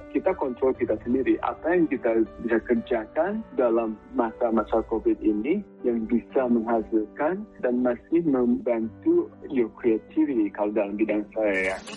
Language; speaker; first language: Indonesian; native; Indonesian